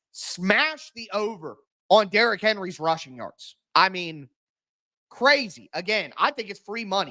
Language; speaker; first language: English; native; English